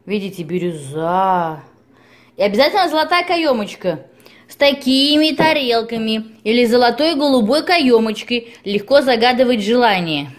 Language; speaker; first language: Russian; native; Russian